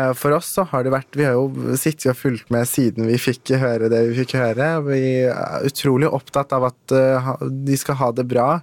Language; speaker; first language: Norwegian; early bilingual, other home language; Persian